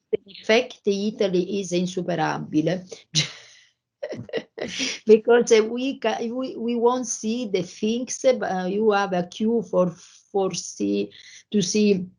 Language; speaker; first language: English; non-native, learner; Italian